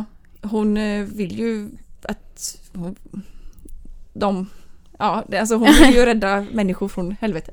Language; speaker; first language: Swedish; native; Swedish